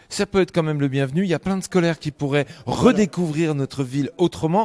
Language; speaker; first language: French; native; French